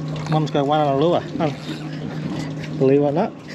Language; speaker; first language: Vietnamese; early bilingual, other home language; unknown